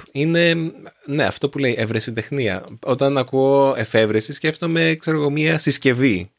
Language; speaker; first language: Greek; native; Greek